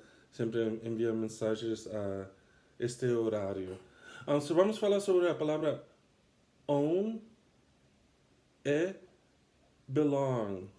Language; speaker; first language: Portuguese; non-native, fluent; English